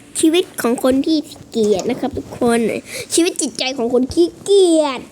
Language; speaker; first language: Thai; native; Thai